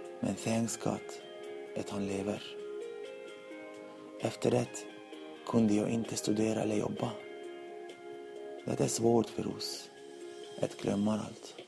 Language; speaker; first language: Swedish; non-native, learner; Arabic